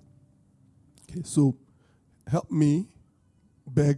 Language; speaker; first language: English; non-native, local second language; Bini